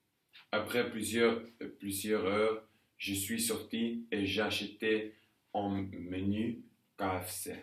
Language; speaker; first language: French; non-native, learner; Norwegian